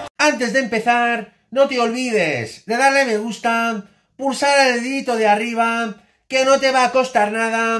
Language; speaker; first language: Spanish; native; Spanish